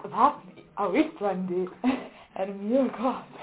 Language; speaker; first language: Icelandic; non-native, learner; English